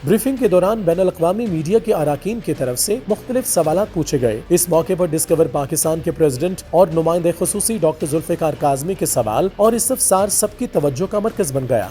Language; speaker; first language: Urdu; native; Urdu